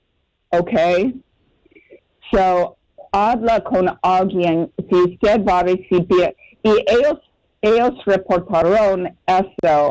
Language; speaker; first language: Spanish; non-native, fluent; English